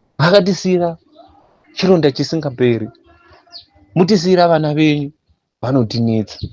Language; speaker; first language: Shona; non-native, local second language; North Ndebele